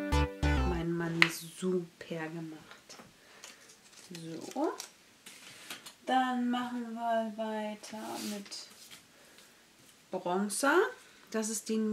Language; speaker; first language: German; native; German